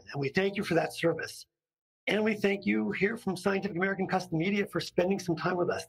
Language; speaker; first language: English; native; English